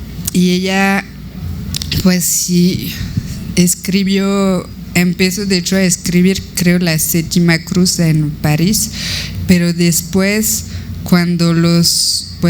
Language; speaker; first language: Spanish; non-native, fluent; French